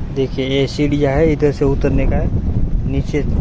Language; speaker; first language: Hindi; non-native, local second language; Gujarati